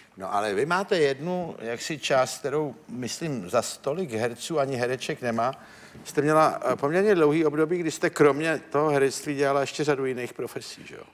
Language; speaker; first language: Czech; native; Czech